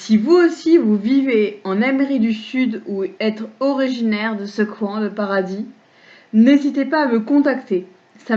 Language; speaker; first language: French; native; French